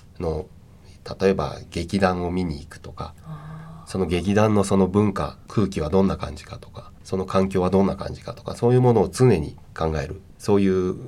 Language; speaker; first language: Japanese; native; Japanese